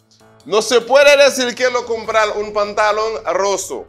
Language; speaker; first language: Spanish; non-native, fluent; Haitian Creole